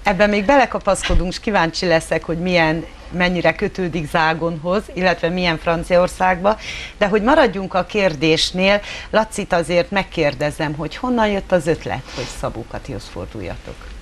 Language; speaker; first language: Hungarian; native; Hungarian